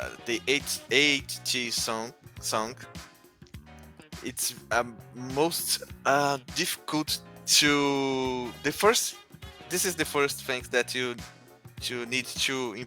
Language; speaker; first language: English; non-native, learner; Portuguese